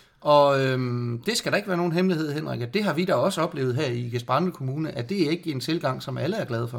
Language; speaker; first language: Danish; native; Danish